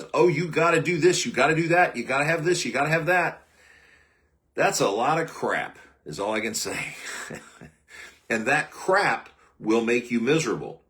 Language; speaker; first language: English; native; English